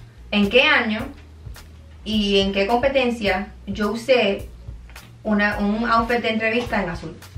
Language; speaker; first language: Spanish; early bilingual, heritage; Spanish